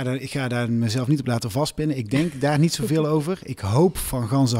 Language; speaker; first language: Dutch; native; Dutch